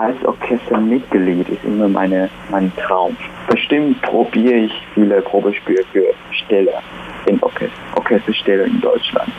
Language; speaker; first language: German; non-native, fluent; Chinese